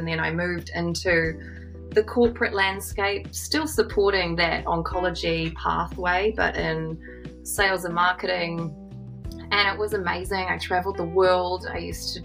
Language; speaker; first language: English; native; English